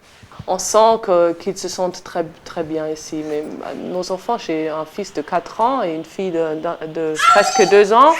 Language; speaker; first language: French; non-native, fluent; German